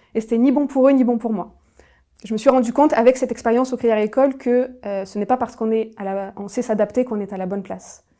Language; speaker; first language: French; native; French